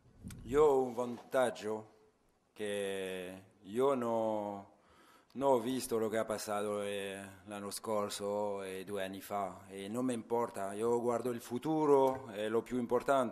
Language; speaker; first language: Italian; non-native, fluent; French